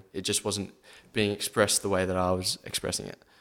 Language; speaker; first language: English; native; English